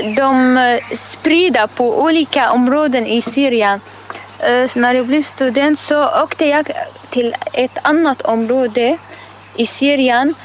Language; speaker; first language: Swedish; non-native, learner; Arabic